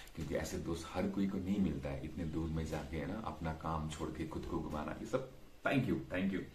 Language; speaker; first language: Hindi; non-native, local second language; Nepali